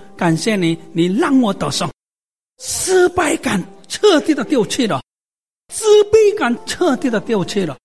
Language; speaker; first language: Chinese; non-native, fluent; Korean